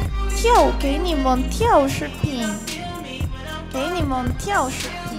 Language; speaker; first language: Chinese; non-native, learner; Korean